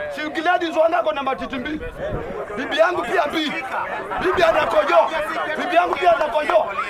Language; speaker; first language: Swahili; native; Swahili